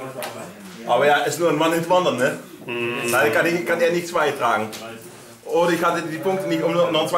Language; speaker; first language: German; native; German